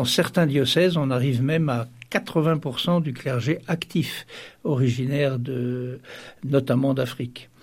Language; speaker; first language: French; native; French